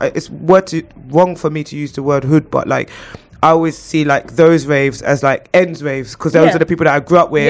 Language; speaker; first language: English; native; English